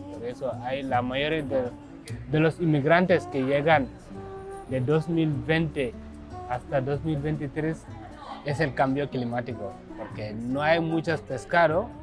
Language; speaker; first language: Spanish; non-native, learner; Wolof